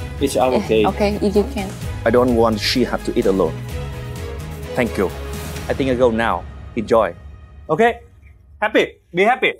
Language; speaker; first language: English; non-native, learner; Vietnamese